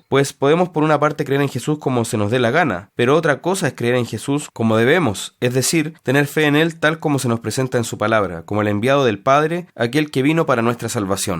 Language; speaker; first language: Spanish; native; Spanish